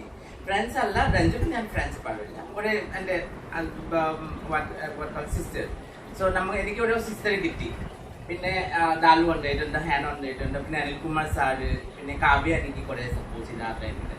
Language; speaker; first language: Malayalam; non-native, learner; Assamese